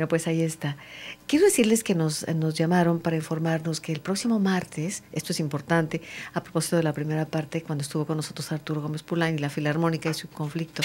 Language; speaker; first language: Spanish; native; Spanish